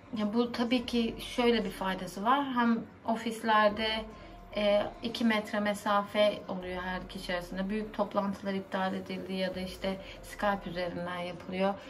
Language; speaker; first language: Turkish; native; Turkish